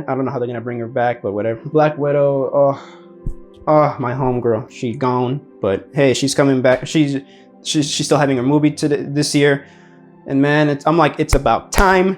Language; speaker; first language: English; native; English